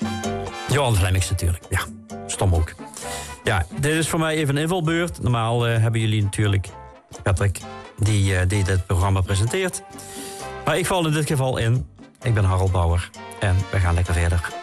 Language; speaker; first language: Dutch; native; Dutch